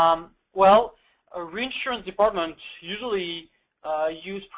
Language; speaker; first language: English; non-native, fluent; French